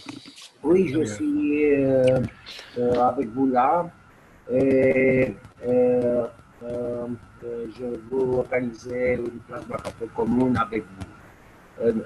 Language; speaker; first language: French; non-native, learner; Romanian